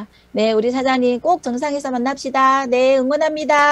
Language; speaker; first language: Korean; native; Korean